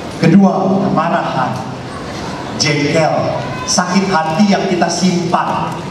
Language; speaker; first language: Indonesian; non-native, local second language; Javanese